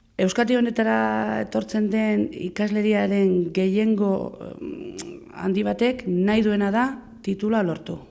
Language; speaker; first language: Basque; native; Basque